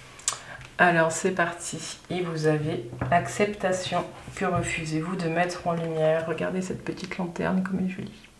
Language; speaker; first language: French; native; French